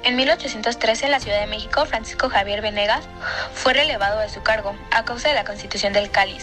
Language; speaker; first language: Spanish; native; Spanish